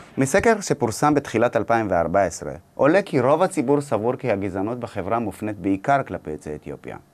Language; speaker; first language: Hebrew; native; Hebrew